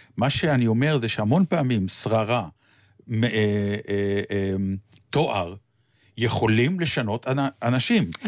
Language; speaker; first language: Hebrew; native; Hebrew